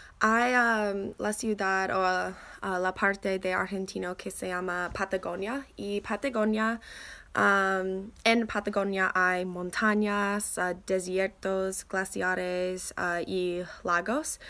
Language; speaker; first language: Spanish; non-native, learner; English